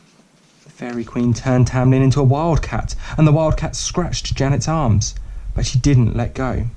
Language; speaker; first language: English; native; English